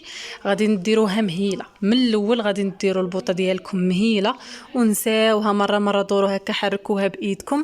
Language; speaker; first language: Arabic; native; Arabic